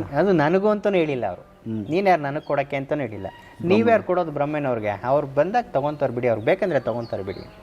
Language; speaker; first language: Kannada; native; Kannada